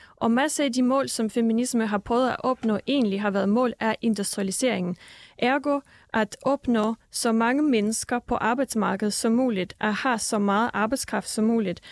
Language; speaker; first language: Danish; early bilingual, other home language; Russian